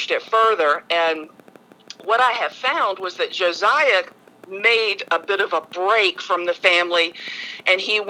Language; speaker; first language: English; native; English